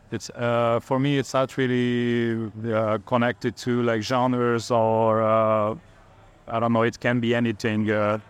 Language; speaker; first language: English; non-native, fluent; Hungarian